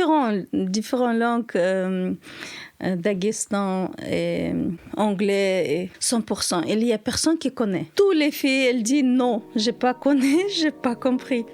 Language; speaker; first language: French; non-native, learner; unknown